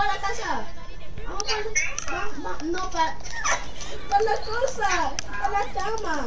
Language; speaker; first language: Spanish; early bilingual, heritage; Spanish